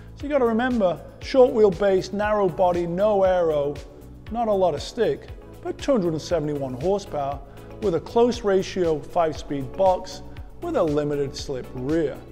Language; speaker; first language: English; native; English